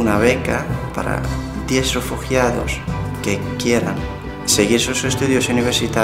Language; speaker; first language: Spanish; non-native, fluent; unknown